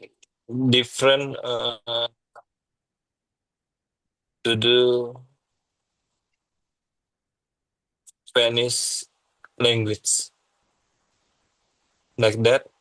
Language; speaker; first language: English; non-native, learner; Indonesian